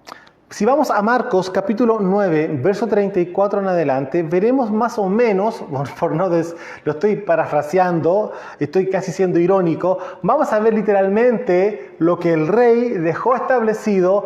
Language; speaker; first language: Spanish; native; Spanish